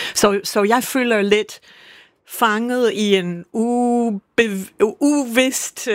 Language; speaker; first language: Danish; non-native, fluent; English